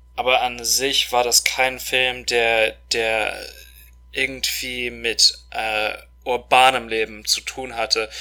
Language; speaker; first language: German; non-native, fluent; Russian